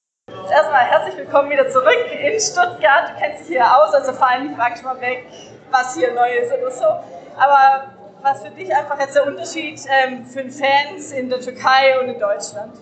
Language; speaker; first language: German; native; German